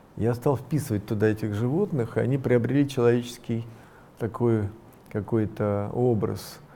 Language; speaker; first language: Russian; native; Russian